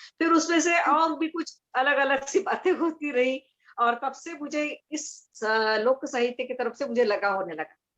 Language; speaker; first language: Hindi; non-native, local second language; Marathi